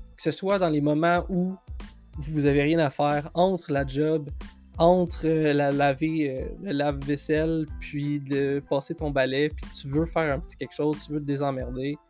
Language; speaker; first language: French; native; French